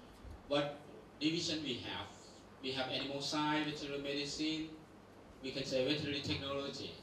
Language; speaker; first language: English; non-native, learner; Thai